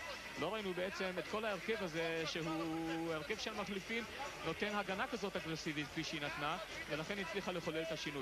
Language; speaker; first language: Hebrew; native; Hebrew